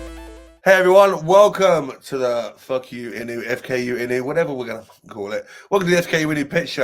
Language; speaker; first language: English; native; English